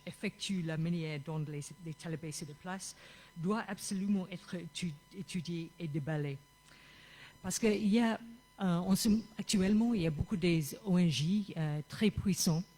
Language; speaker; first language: French; non-native, fluent; English